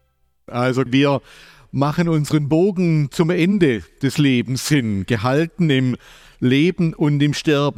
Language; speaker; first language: German; native; German